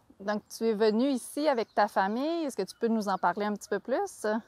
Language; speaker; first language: French; native; French